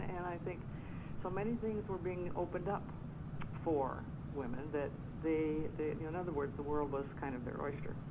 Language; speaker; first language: English; native; English